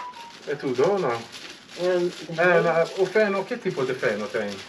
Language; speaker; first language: Portuguese; non-native, learner; English